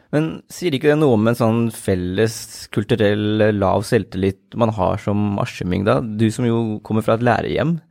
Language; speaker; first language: Norwegian; native; Norwegian